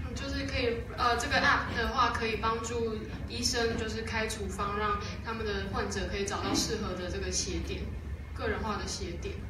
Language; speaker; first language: Chinese; native; Chinese